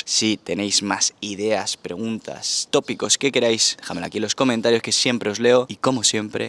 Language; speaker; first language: Spanish; native; Spanish